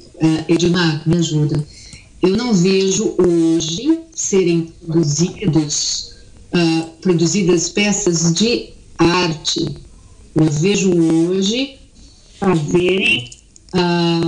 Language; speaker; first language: Italian; early bilingual, heritage; Portuguese